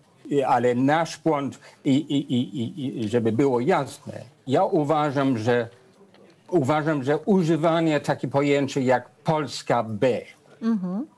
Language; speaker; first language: Polish; non-native, fluent; English